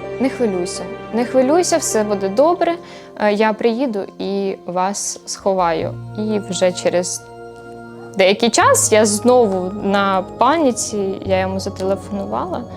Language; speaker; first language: Ukrainian; native; Ukrainian